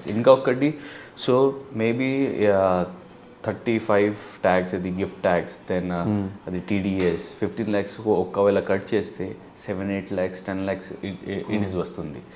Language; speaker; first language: Telugu; non-native, learner; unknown